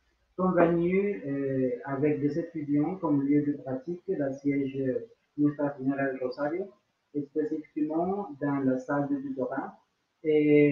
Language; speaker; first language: French; non-native, learner; Spanish